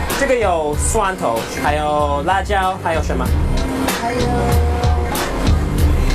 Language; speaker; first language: Chinese; non-native, fluent; English